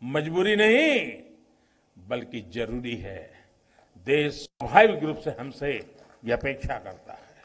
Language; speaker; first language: Hindi; non-native, local second language; Gujarati